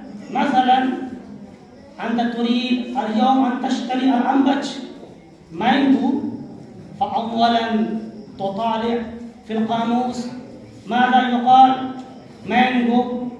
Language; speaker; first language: Arabic; non-native, fluent; Urdu